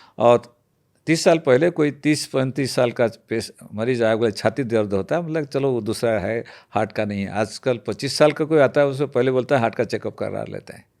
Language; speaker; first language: Hindi; non-native, local second language; Odia